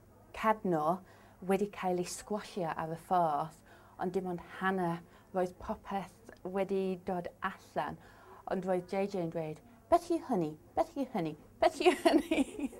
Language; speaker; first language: Welsh; non-native, learner; English